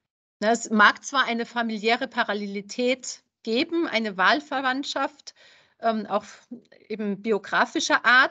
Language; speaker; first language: German; native; German